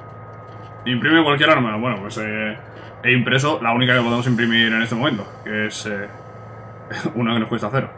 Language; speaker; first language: Spanish; native; Spanish